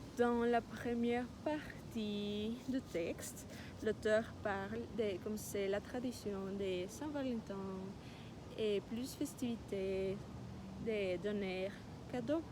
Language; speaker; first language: French; non-native, learner; Spanish